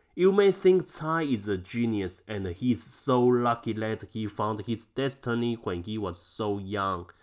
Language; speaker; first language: English; non-native, fluent; Chinese